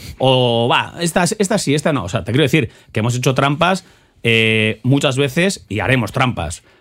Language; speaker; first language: Spanish; native; Spanish